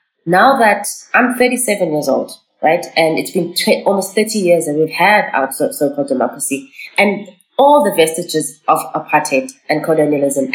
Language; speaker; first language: English; non-native, local second language; Xhosa